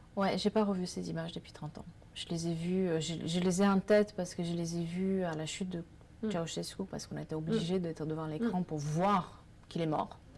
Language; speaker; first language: French; non-native, fluent; Romanian